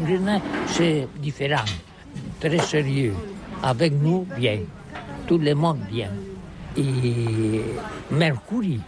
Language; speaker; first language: French; non-native, learner; Catalan